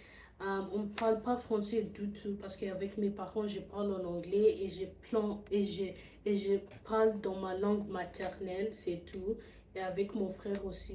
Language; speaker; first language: French; non-native, learner; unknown